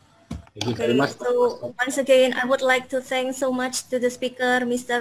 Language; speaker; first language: English; non-native, fluent; Indonesian